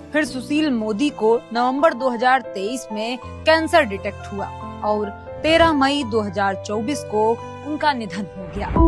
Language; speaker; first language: Hindi; native; Hindi